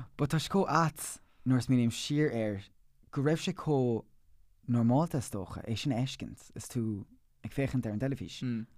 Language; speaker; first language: Irish; non-native, local second language; English